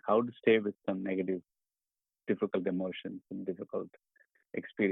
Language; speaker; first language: English; non-native, local second language; Tamil